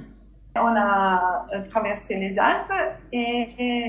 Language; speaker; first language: French; non-native, fluent; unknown